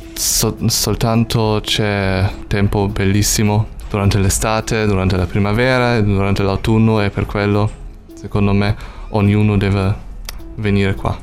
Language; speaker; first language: Italian; non-native, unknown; German